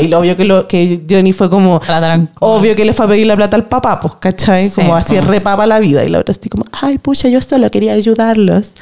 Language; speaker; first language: Spanish; native; Spanish